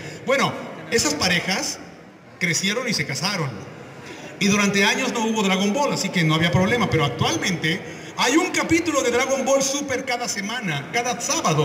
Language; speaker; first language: Spanish; native; Spanish